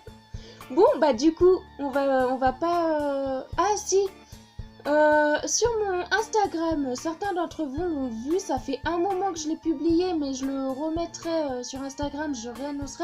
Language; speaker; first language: French; native; French